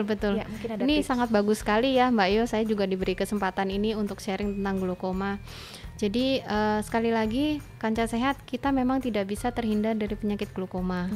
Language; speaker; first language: Indonesian; native; Indonesian